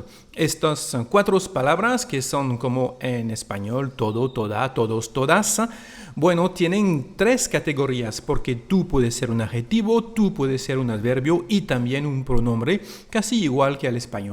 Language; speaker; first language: Spanish; non-native, fluent; French